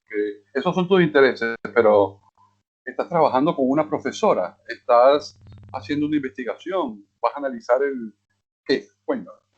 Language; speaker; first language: Spanish; native; Spanish